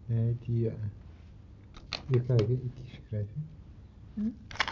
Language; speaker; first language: Dutch; non-native, learner; Turkish